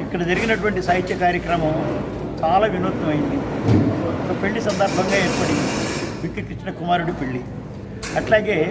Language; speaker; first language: Telugu; native; Telugu